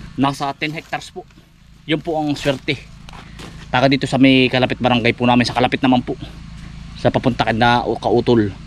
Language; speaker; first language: Filipino; native; Filipino